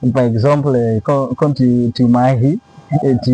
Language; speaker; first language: French; non-native, learner; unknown